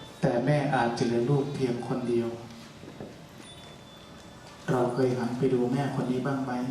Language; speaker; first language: Thai; native; Thai